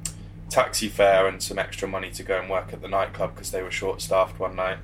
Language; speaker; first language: English; native; English